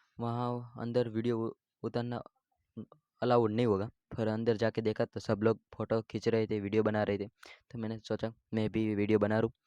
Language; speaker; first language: Hindi; non-native, local second language; Gujarati